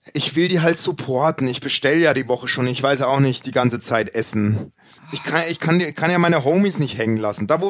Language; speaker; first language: German; native; German